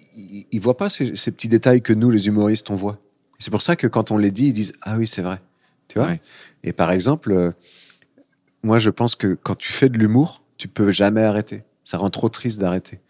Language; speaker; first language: French; native; French